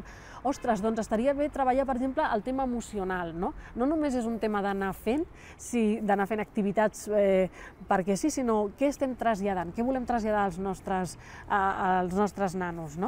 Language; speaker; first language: Catalan; native; Catalan